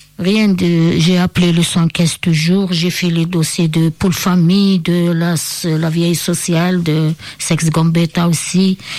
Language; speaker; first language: French; non-native, local second language; Arabic